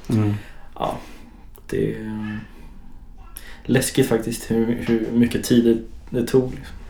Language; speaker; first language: Swedish; native; Swedish